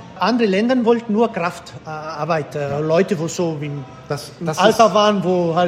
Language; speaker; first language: German; early bilingual, heritage; German